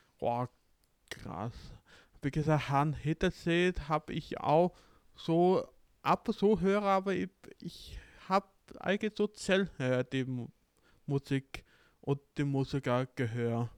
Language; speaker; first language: German; non-native, learner; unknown